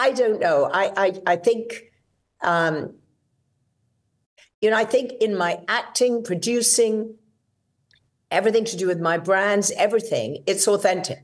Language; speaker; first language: English; native; English